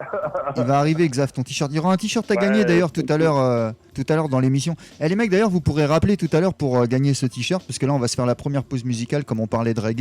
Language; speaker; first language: French; native; French